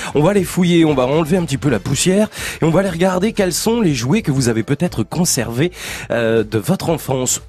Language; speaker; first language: French; native; French